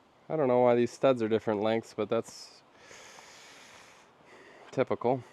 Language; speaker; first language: English; native; English